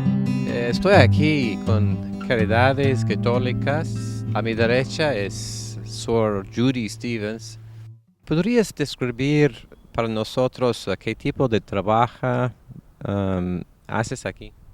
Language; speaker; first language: Spanish; non-native, fluent; English